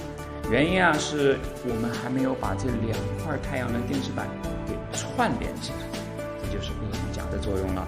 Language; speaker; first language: Chinese; native; Chinese